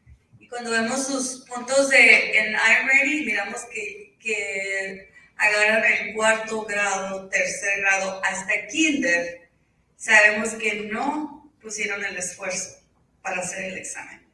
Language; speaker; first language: Spanish; early bilingual, heritage; Spanish